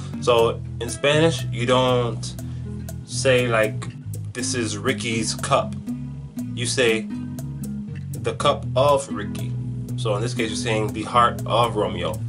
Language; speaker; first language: English; native; English